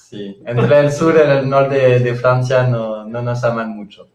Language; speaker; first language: Spanish; non-native, fluent; French